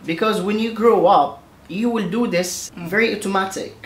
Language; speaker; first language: English; non-native, fluent; Arabic